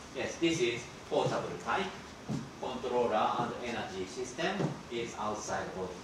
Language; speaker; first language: English; non-native, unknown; Japanese